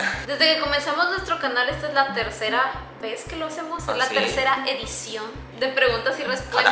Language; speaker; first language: Spanish; native; Spanish